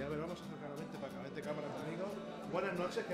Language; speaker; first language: Spanish; native; Spanish